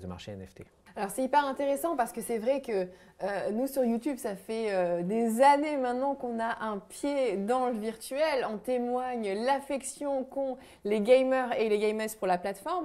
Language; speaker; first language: French; native; French